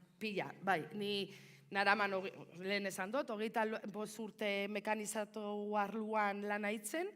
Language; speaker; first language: Basque; non-native, local second language; Spanish